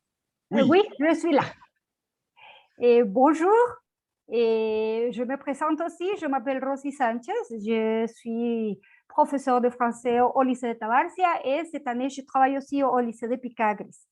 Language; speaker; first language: French; non-native, fluent; Spanish